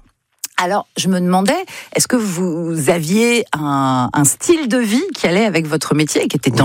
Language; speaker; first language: French; native; French